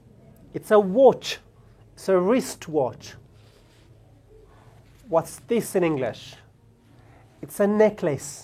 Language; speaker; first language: English; non-native, fluent; Amharic